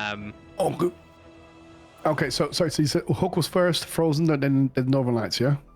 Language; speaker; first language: English; native; English